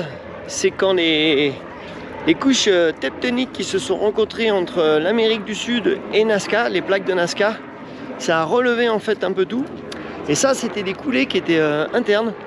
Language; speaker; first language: French; native; French